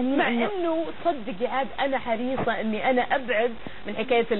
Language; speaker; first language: Arabic; native; Arabic